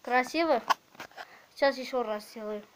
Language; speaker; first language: Russian; non-native, local second language; Armenian